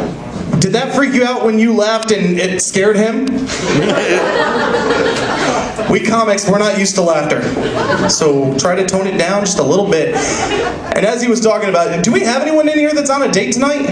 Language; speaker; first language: English; native; English